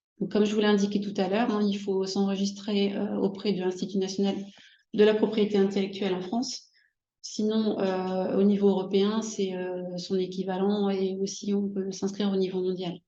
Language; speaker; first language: French; native; French